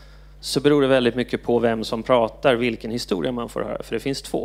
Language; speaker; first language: Swedish; native; Swedish